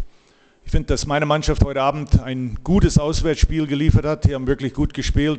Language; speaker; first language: German; native; German